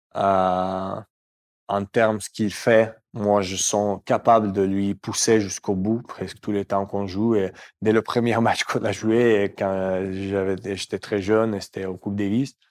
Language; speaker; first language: French; non-native, fluent; Russian